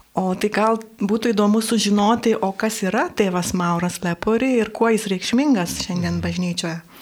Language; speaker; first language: Lithuanian; native; Lithuanian